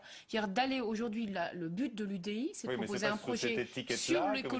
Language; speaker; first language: French; native; French